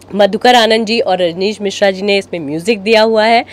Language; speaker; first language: Hindi; native; Hindi